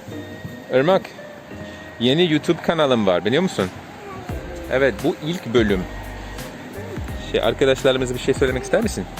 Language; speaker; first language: Turkish; non-native, learner; English